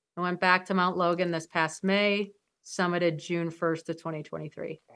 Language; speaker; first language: English; native; English